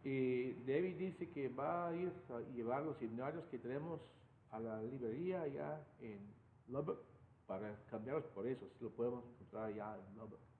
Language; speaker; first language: Spanish; non-native, fluent; English